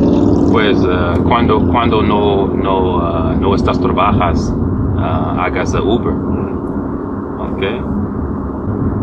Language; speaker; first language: Spanish; non-native, learner; English